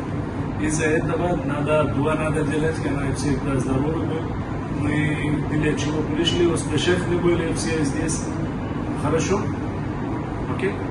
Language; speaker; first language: Russian; non-native, local second language; Uzbek